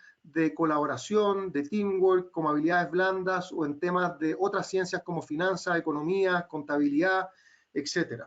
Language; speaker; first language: Spanish; native; Spanish